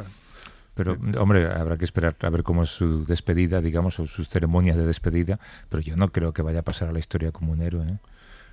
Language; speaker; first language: Spanish; native; Spanish